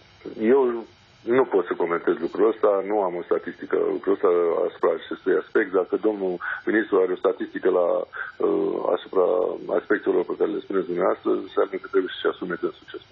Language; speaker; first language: Romanian; native; Romanian